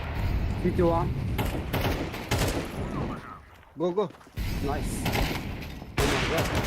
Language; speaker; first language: English; non-native, learner; Turkish